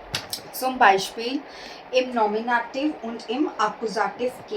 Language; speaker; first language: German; non-native, learner; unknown